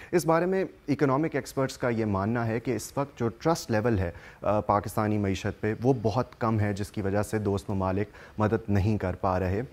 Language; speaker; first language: Urdu; native; Urdu